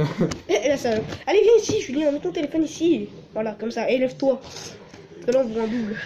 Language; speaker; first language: French; native; French